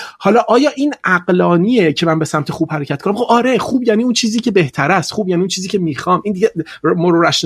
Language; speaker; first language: Persian; non-native, local second language; Kurdish